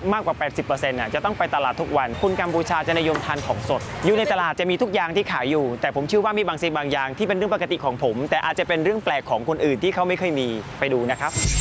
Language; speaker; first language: Thai; non-native, fluent; Khmer